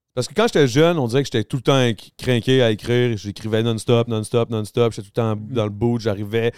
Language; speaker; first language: French; native; French